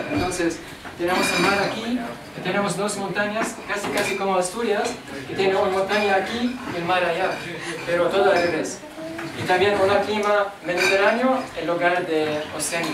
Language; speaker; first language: Spanish; non-native, learner; Arabic